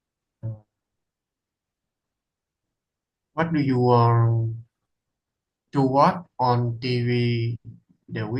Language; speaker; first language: English; non-native, learner; Vietnamese